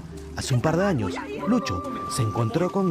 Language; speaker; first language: Spanish; native; Spanish